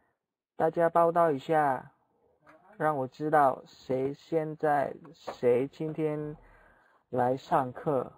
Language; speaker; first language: Chinese; non-native, fluent; Indonesian